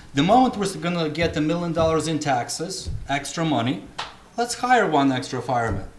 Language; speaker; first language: English; non-native, fluent; Russian